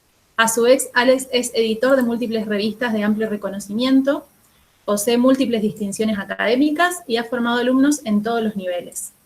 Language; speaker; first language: Spanish; native; Spanish